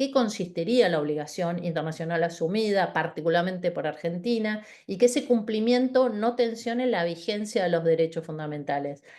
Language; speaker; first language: Spanish; native; Spanish